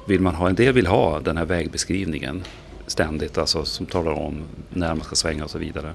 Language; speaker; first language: Swedish; native; Swedish